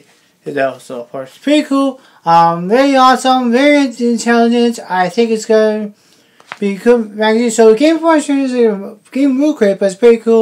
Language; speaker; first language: English; native; English